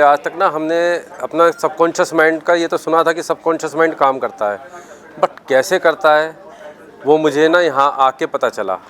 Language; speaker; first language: Hindi; native; Hindi